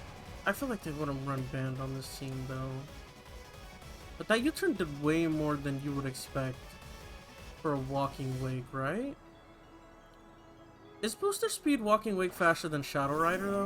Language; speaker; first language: English; native; English